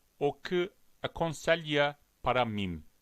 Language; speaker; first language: Portuguese; non-native, learner; Turkish